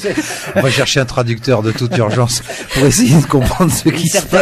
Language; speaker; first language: French; native; French